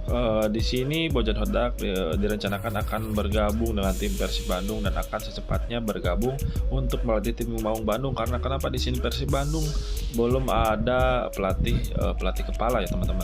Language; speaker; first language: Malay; non-native, local second language; Sundanese